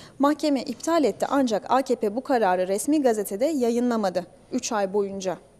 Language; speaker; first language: Turkish; native; Turkish